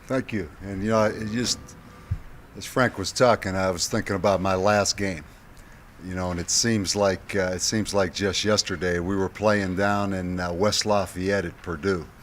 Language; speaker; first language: English; native; English